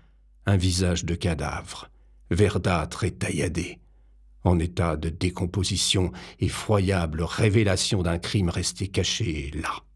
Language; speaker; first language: French; native; French